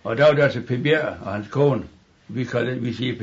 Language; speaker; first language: Danish; native; Danish